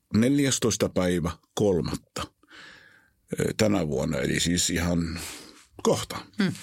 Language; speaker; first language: Finnish; non-native, fluent; Hebrew